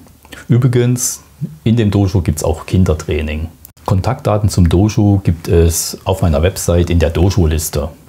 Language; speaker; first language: German; native; German